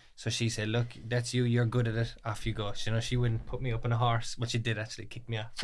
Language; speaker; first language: English; native; English